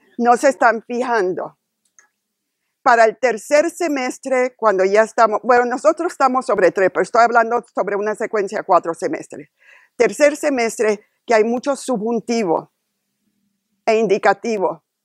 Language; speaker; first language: Spanish; early bilingual, heritage; Spanish